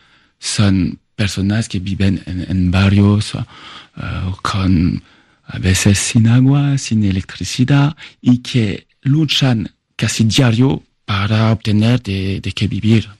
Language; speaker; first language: Spanish; non-native, fluent; French